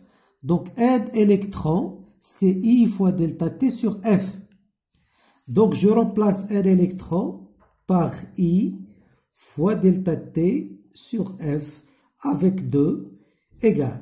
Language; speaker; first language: French; non-native, local second language; Arabic